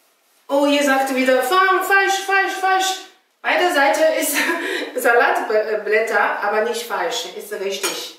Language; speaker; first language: German; non-native, fluent; Chinese